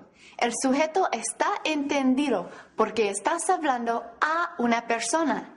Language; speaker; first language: Spanish; non-native, fluent; English